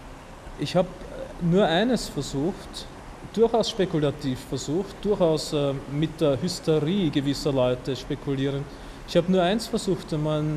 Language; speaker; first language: German; native; German